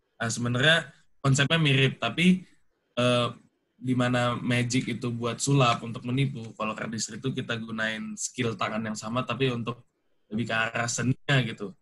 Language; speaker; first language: Indonesian; native; Indonesian